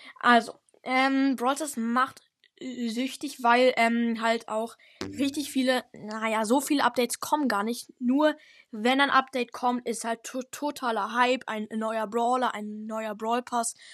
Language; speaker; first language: German; native; German